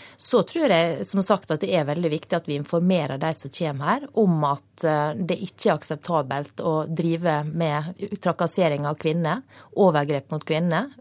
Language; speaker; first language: Norwegian; native; Norwegian